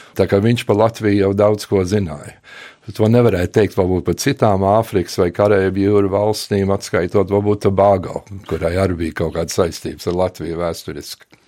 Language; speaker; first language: Latvian; early bilingual, heritage; Latvian